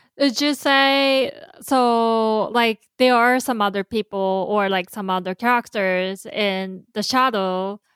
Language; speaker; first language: English; non-native, fluent; Japanese